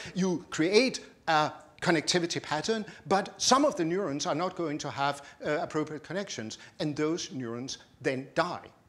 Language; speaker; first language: English; non-native, fluent; Danish